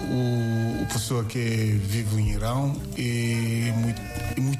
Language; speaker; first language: Portuguese; non-native, learner; Yoruba